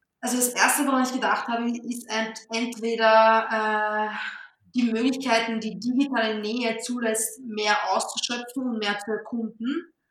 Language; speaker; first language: German; early bilingual, other home language; Serbian